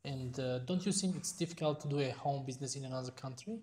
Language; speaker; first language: English; non-native, fluent; Tajik